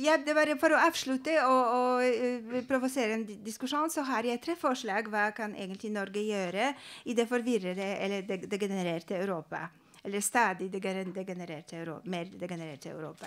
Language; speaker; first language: Norwegian; non-native, fluent; Polish